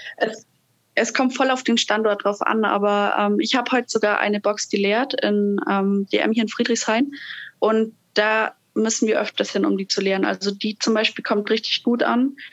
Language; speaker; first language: German; native; German